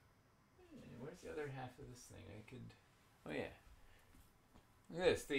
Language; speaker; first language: English; native; English